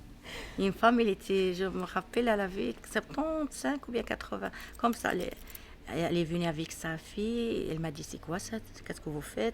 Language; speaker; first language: French; non-native, learner; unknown